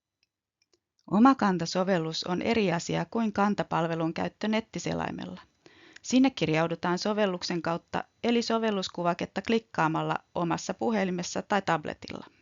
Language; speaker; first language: Finnish; native; Finnish